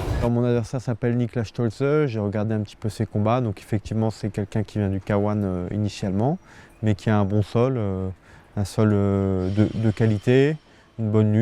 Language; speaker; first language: French; native; French